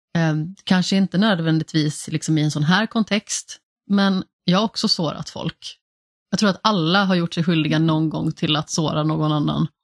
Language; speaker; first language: Swedish; native; Swedish